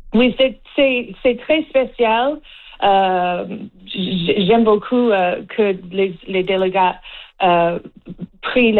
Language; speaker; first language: French; non-native, learner; English